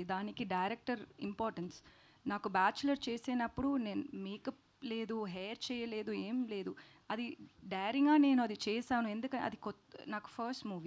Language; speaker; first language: Telugu; non-native, learner; Tamil